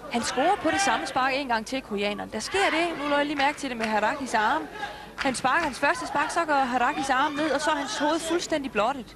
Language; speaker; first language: Danish; native; Danish